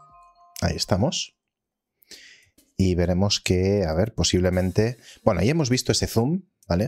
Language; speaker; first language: Spanish; native; Spanish